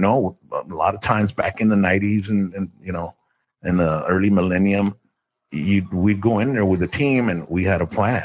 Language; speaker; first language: English; early bilingual, other home language; Spanish